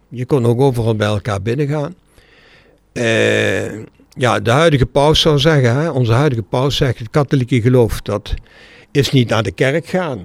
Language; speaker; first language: Dutch; native; Dutch